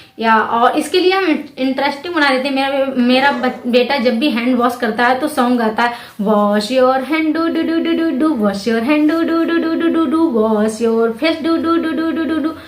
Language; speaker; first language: Hindi; native; Hindi